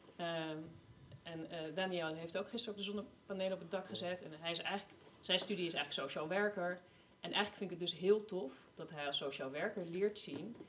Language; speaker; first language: Dutch; native; Dutch